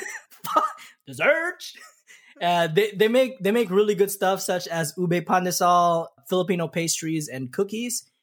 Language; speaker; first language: English; early bilingual, other home language; Pampanga